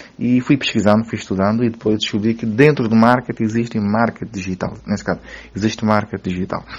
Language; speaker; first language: Portuguese; native; Portuguese